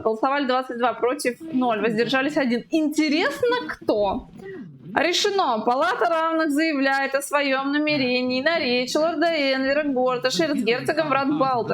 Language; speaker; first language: Russian; native; Russian